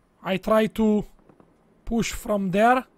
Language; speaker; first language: English; non-native, learner; Italian